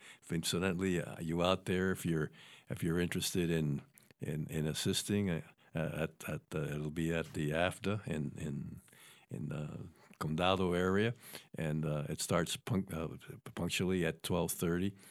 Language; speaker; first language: English; native; English